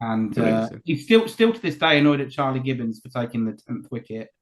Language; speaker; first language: English; native; English